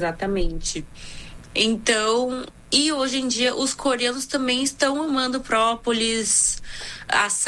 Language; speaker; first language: Portuguese; non-native, fluent; Korean